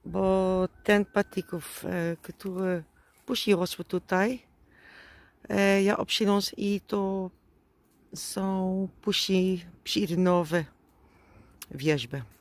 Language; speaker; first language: Polish; non-native, learner; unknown